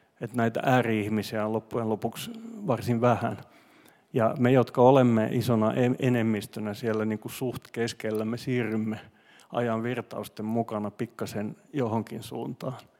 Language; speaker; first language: Finnish; non-native, local second language; Swedish